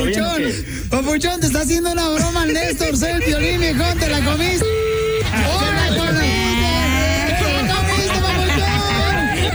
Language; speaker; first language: Spanish; native; Spanish